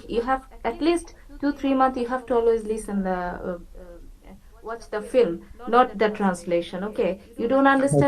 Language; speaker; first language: English; non-native, fluent; Bangla